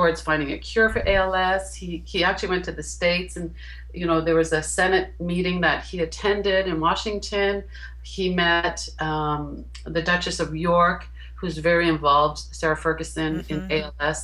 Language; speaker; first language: English; native; English